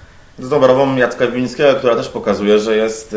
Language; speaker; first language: Polish; native; Polish